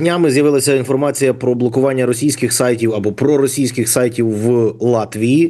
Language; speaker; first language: Ukrainian; native; Ukrainian